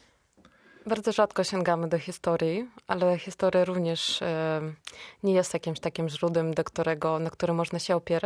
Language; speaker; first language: Polish; non-native, fluent; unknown